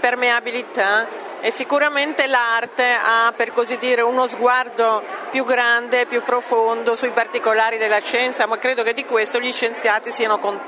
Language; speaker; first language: Italian; native; Italian